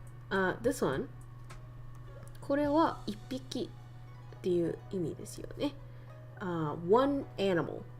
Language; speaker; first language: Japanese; non-native, fluent; Vietnamese